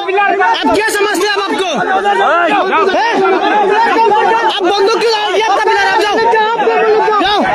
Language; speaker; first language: Hindi; non-native, learner; Bangla